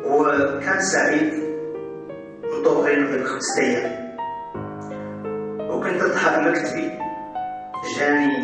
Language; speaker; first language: Arabic; native; Arabic